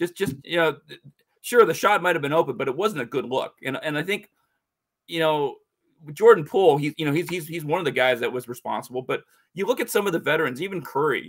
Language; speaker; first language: English; native; English